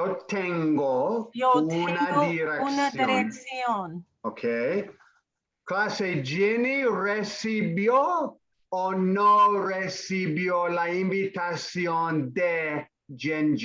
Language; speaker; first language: Spanish; non-native, fluent; English